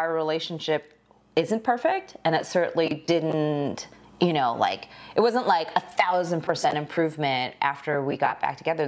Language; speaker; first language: English; early bilingual, other home language; Korean